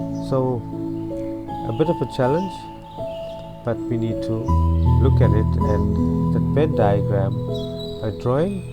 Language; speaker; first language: English; native; English